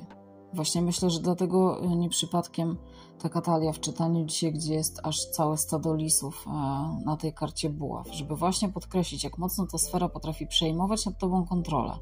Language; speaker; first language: Polish; native; Polish